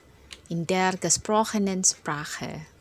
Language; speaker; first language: German; non-native, fluent; Indonesian